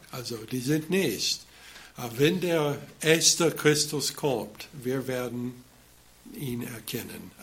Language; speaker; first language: German; non-native, fluent; English